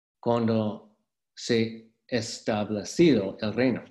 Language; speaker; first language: Spanish; non-native, fluent; English